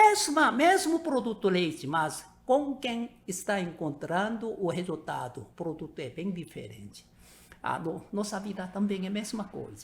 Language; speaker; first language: Portuguese; non-native, learner; Korean